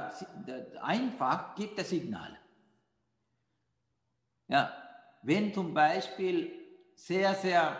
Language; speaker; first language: German; non-native, fluent; Sinhala